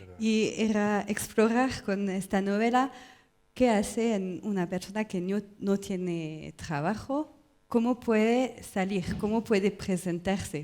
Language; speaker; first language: Spanish; non-native, learner; French